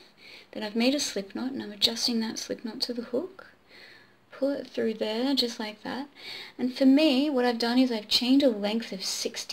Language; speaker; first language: English; native; English